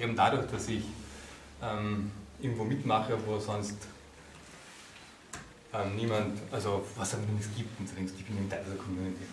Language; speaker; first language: German; native; German